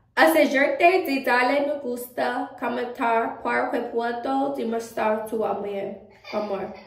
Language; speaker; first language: Spanish; non-native, learner; English